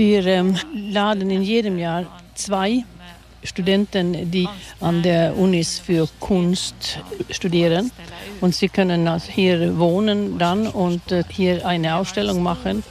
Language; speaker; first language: German; non-native, fluent; Swedish